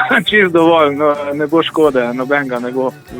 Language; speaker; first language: Slovenian; native; Slovenian